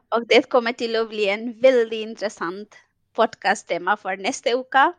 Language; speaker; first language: Norwegian; non-native, fluent; Bangla